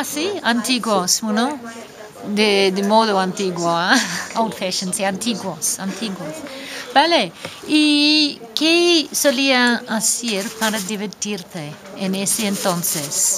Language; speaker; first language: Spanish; non-native, fluent; English